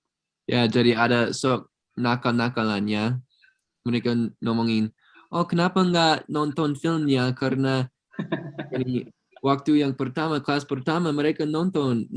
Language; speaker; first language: Indonesian; non-native, fluent; English